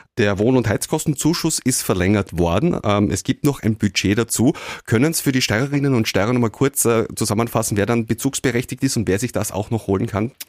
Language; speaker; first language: German; native; German